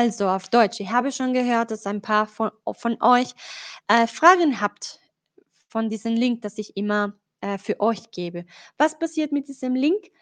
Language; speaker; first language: German; non-native, learner; Spanish